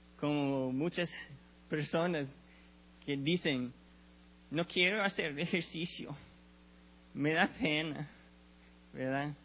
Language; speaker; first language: Spanish; non-native, learner; English